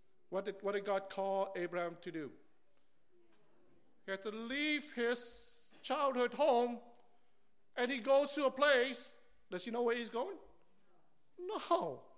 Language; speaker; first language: English; early bilingual, other home language; Vietnamese